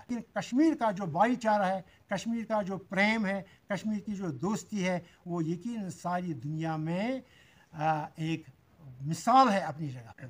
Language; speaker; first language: Urdu; non-native, local second language; Kashmiri